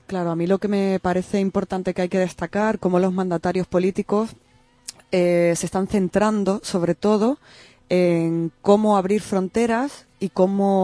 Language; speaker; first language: Spanish; native; Spanish